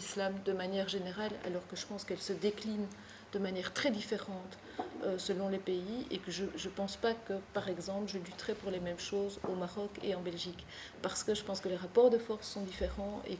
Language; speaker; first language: French; native; French